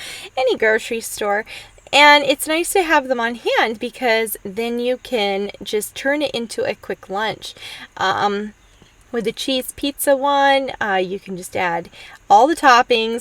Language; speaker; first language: English; native; English